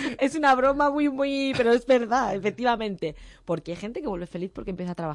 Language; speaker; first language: Spanish; native; Spanish